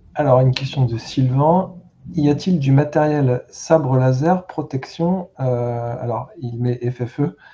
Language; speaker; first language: French; native; French